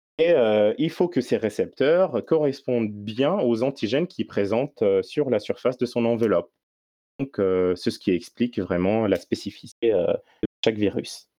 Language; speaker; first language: French; non-native, local second language; Arabic